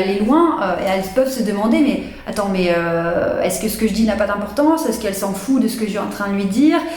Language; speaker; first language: French; native; French